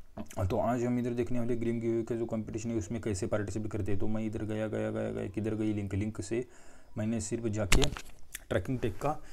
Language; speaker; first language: Hindi; non-native, local second language; Marathi